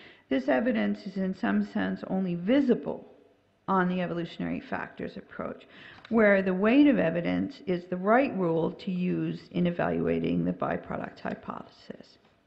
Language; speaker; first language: English; native; English